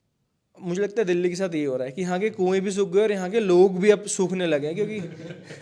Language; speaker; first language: Hindi; native; Hindi